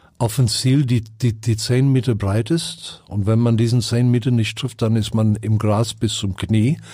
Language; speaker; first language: German; non-native, fluent; English